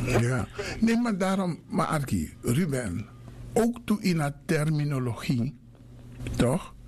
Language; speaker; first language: Dutch; native; Dutch